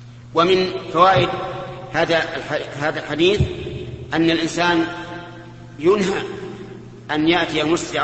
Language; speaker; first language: Arabic; native; Arabic